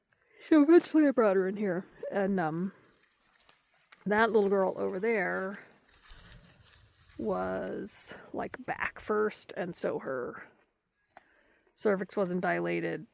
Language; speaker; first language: English; native; English